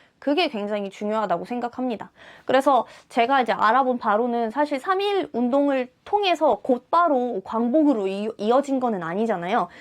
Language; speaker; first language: Korean; non-native, fluent; Russian